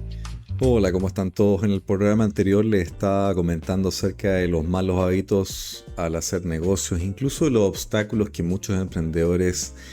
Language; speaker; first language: Spanish; native; Spanish